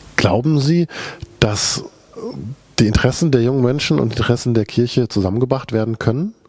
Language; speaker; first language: German; native; German